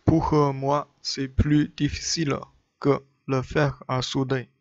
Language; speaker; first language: French; non-native, learner; Chinese